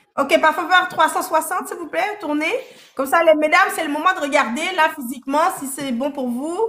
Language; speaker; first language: French; early bilingual, other home language; Haitian Creole